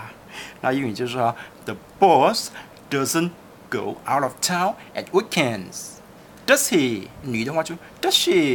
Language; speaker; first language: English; non-native, local second language; Chinese